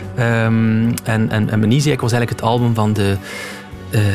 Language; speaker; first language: Dutch; native; Dutch